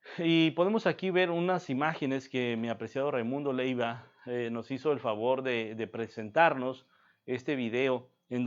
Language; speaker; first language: Spanish; native; Spanish